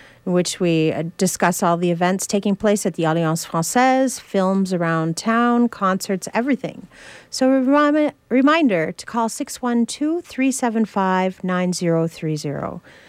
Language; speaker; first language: English; native; English